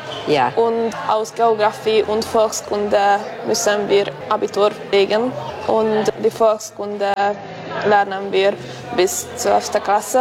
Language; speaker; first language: German; non-native, local second language; Hungarian